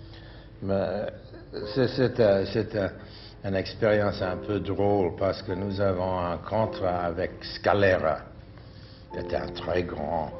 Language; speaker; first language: French; non-native, fluent; English